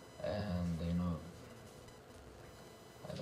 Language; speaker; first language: English; non-native, learner; Russian